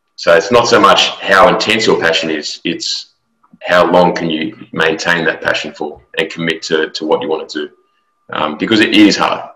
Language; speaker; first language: English; native; English